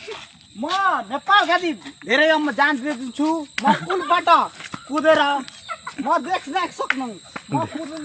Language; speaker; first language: Nepali; non-native, local second language; Bhojpuri